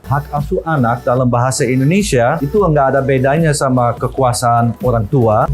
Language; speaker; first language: Indonesian; non-native, fluent; Dutch